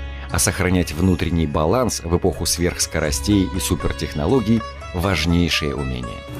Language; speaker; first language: Russian; native; Russian